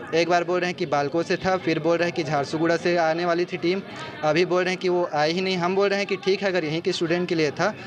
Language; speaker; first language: Hindi; native; Hindi